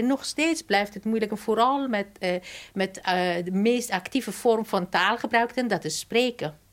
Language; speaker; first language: Dutch; non-native, fluent; Persian